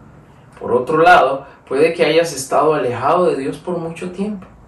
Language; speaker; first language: Spanish; native; Spanish